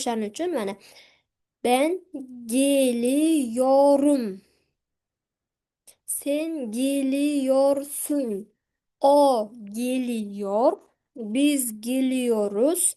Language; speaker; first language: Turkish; non-native, fluent; Uzbek